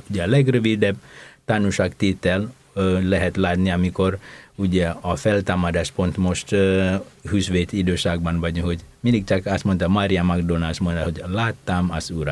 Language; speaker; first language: Hungarian; non-native, fluent; Indonesian